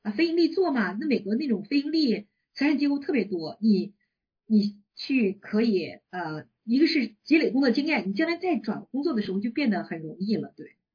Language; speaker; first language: Chinese; native; Chinese